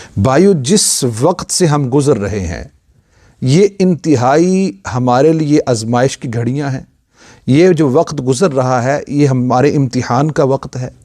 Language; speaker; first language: Urdu; non-native, local second language; Punjabi